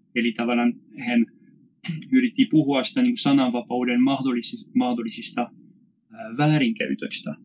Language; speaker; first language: Finnish; non-native, fluent; French